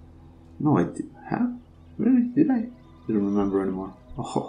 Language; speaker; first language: English; non-native, fluent; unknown